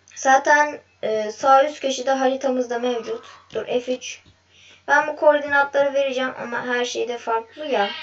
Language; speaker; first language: Turkish; native; Turkish